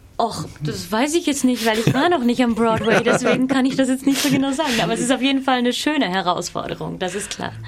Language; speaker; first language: German; native; German